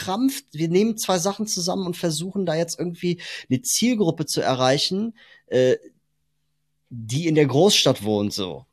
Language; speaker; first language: German; native; German